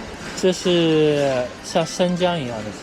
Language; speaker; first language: Chinese; non-native, fluent; Japanese